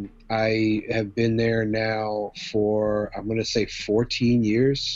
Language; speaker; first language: English; native; English